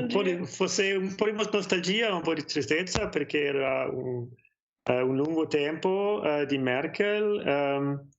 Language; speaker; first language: Italian; non-native, fluent; German